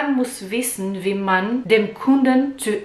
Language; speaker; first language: German; non-native, learner; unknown